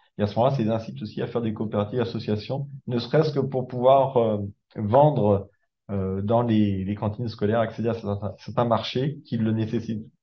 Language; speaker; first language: French; native; French